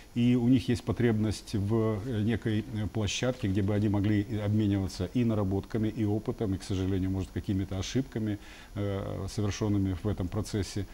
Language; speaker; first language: Russian; native; Russian